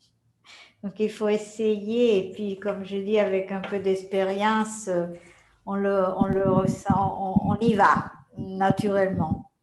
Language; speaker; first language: French; non-native, fluent; Italian